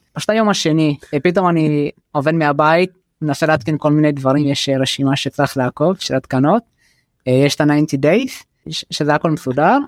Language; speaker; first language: Hebrew; early bilingual, other home language; Amharic